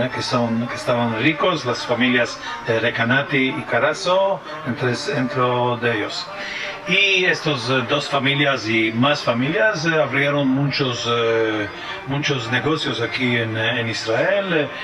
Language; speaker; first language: Spanish; early bilingual, heritage; French